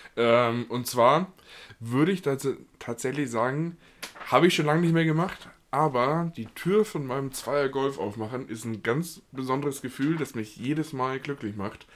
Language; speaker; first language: German; native; German